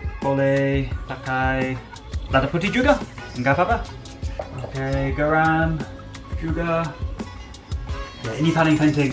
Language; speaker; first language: Indonesian; non-native, fluent; English